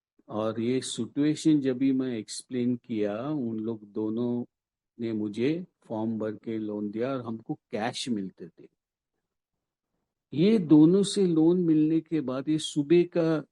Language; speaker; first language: Hindi; non-native, local second language; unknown